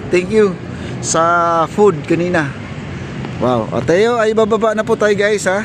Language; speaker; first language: Filipino; native; Filipino